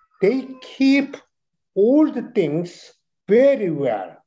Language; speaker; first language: English; non-native, learner; Chinese